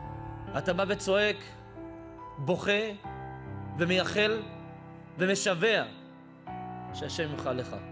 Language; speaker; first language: Hebrew; native; Hebrew